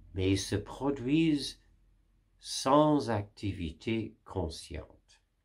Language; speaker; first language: French; non-native, fluent; English